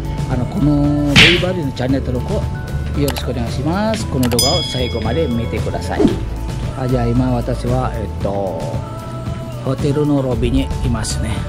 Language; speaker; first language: Japanese; non-native, fluent; Balinese